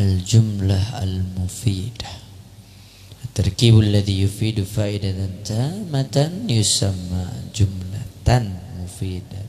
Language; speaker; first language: Arabic; non-native, fluent; Indonesian